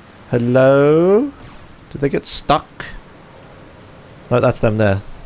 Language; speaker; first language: English; native; English